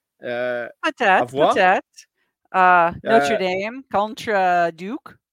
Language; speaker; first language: French; non-native, learner; English